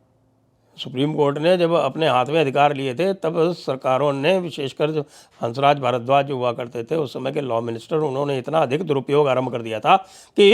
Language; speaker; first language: Hindi; native; Hindi